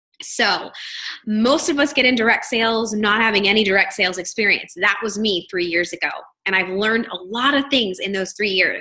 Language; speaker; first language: English; native; English